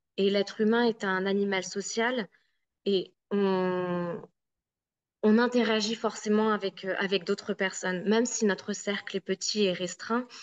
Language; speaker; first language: French; native; French